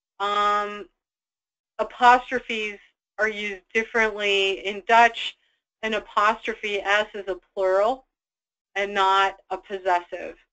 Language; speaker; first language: English; native; English